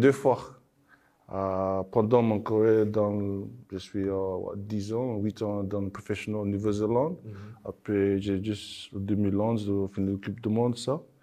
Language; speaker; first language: French; non-native, learner; English